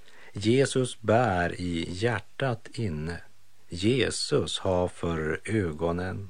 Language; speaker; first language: Swedish; native; Swedish